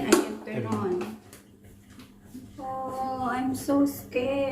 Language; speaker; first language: English; non-native, local second language; Filipino